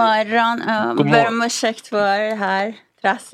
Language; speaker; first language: Swedish; non-native, fluent; Persian